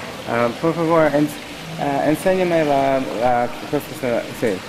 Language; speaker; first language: Spanish; non-native, learner; English